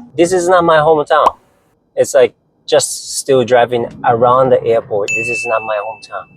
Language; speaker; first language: English; non-native, learner; Japanese